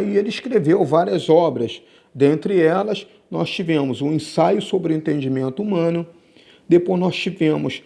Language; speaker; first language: Portuguese; native; Portuguese